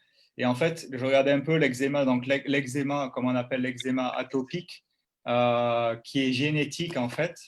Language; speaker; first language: French; native; French